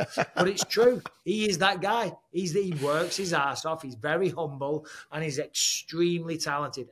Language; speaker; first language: English; native; English